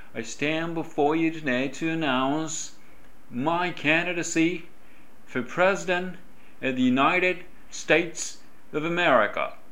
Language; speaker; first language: English; non-native, fluent; Japanese